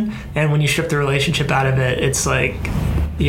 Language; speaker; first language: English; native; English